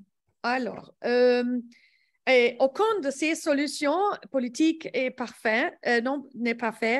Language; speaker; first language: French; non-native, learner; English